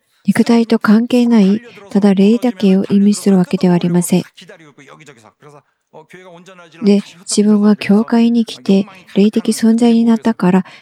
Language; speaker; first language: Japanese; non-native, fluent; Korean